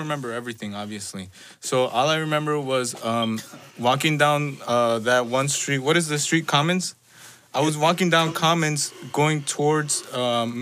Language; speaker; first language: English; non-native, fluent; Spanish